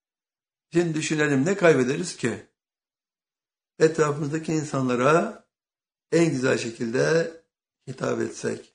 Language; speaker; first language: Turkish; native; Turkish